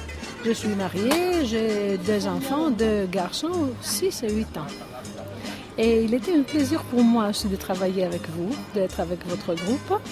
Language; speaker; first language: French; non-native, fluent; Greek